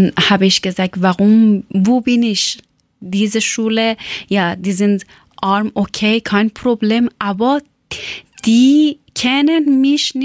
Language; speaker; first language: German; non-native, learner; Persian